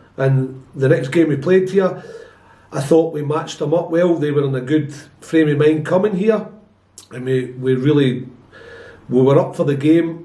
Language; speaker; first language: English; native; English